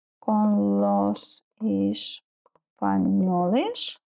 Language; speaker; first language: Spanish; non-native, learner; Ukrainian